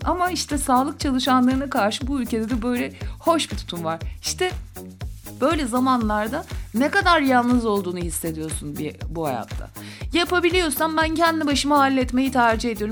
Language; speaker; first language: Turkish; native; Turkish